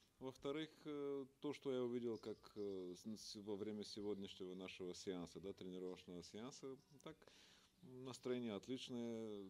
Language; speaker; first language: Russian; non-native, fluent; Bulgarian